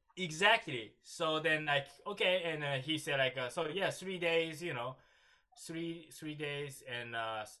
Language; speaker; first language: English; non-native, learner; Japanese